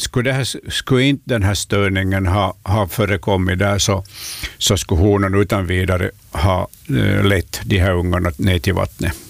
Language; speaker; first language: Swedish; native; Swedish